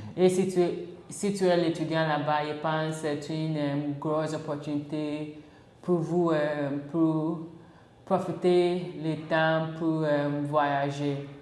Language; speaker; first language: French; non-native, learner; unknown